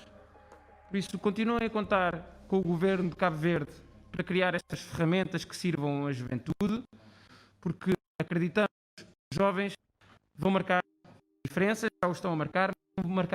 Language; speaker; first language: Portuguese; non-native, local second language; Kabuverdianu